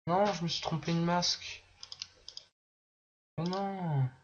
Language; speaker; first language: French; native; French